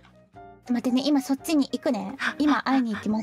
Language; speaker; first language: Japanese; native; Japanese